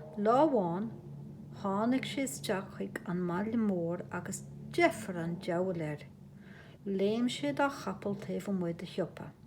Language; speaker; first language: Irish; native; Irish